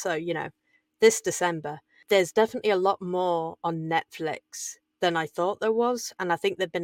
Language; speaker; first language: English; native; English